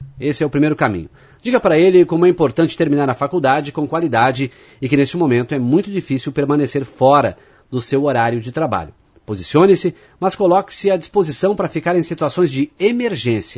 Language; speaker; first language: Portuguese; native; Portuguese